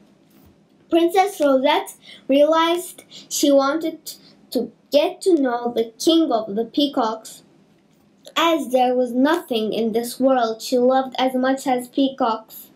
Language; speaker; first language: English; native; English